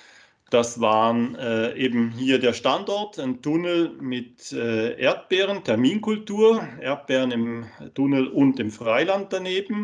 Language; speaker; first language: German; native; German